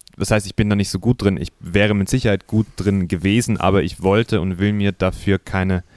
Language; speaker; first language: German; native; German